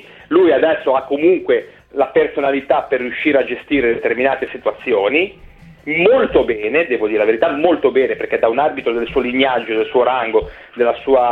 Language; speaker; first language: Italian; native; Italian